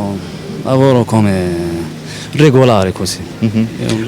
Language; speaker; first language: Italian; non-native, learner; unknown